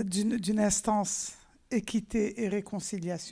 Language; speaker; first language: French; non-native, local second language; Arabic